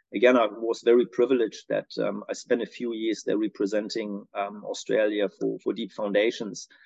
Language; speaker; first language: English; non-native, fluent; German